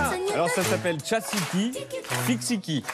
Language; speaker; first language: French; native; French